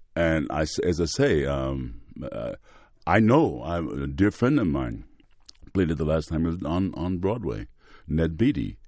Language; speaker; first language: English; native; English